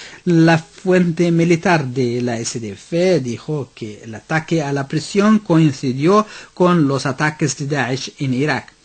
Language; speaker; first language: Spanish; non-native, fluent; Arabic